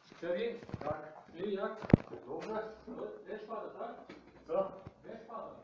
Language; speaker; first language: Polish; non-native, learner; Serbian